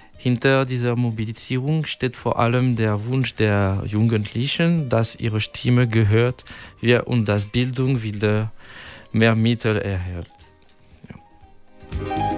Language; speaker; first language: German; non-native, learner; French